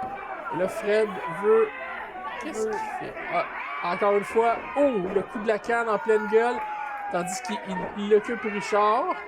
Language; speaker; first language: French; native; French